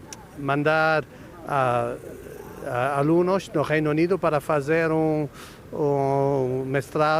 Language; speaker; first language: Portuguese; non-native, fluent; English